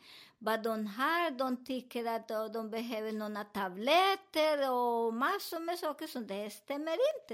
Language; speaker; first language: Swedish; non-native, learner; Spanish